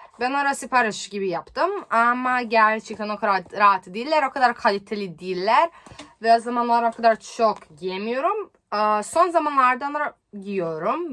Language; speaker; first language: Turkish; non-native, learner; Serbian